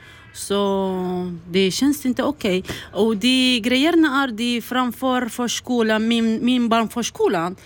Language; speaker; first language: Swedish; non-native, learner; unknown